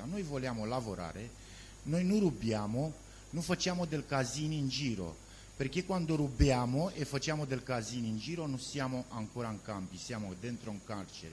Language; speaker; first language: Italian; non-native, learner; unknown